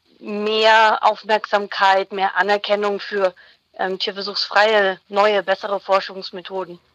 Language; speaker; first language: German; native; German